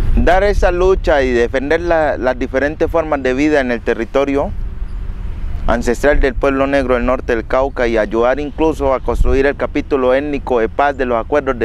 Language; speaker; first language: Spanish; native; Spanish